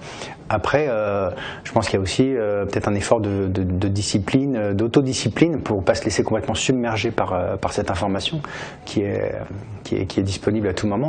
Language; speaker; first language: French; native; French